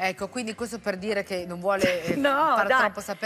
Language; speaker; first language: Italian; native; Italian